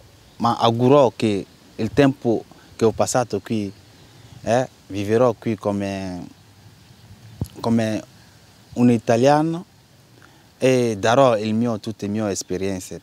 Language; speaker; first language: Italian; non-native, learner; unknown